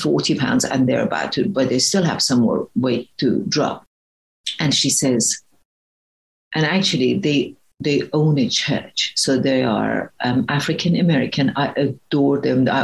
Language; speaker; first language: English; non-native, fluent; Persian